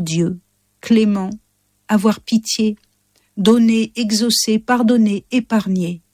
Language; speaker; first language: French; native; French